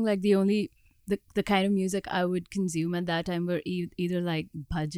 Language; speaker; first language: English; non-native, local second language; Hindi